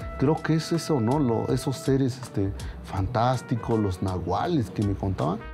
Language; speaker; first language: Spanish; non-native, local second language; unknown